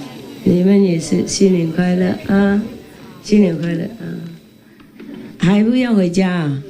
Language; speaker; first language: Chinese; non-native, fluent; Vietnamese